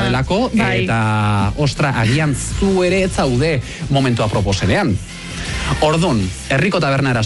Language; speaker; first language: Basque; native; Basque